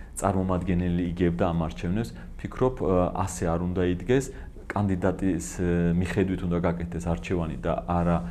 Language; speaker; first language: Georgian; non-native, local second language; Azerbaijani